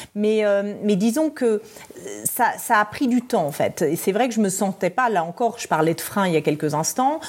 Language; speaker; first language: French; native; French